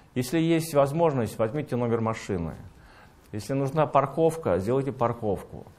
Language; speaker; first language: Russian; native; Russian